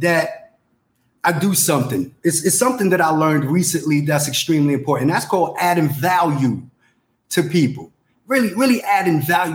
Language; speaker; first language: English; native; English